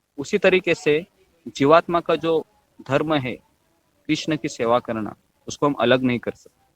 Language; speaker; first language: Hindi; non-native, local second language; Marathi